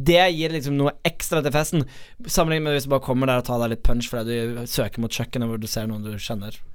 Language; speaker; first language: Norwegian; native; Norwegian